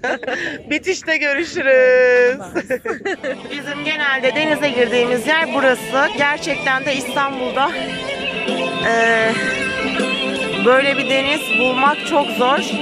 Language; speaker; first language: Turkish; native; Turkish